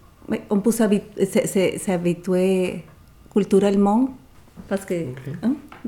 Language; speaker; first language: French; non-native, fluent; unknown